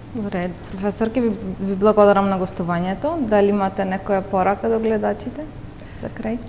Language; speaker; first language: Macedonian; native; Macedonian